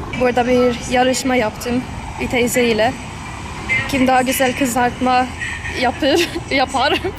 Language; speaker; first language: Turkish; non-native, learner; Swedish